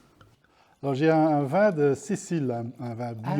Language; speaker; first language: French; non-native, local second language; Dutch